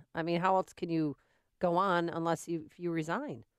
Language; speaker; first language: English; native; English